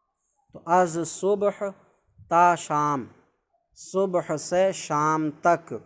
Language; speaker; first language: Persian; non-native, fluent; Urdu